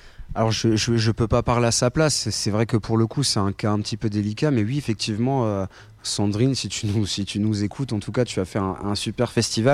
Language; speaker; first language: French; native; French